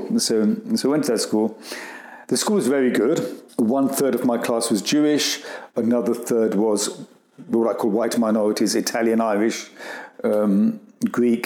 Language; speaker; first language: English; early bilingual, other home language; Gujarati